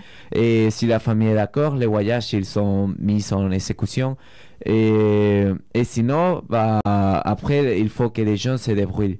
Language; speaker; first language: French; non-native, fluent; Spanish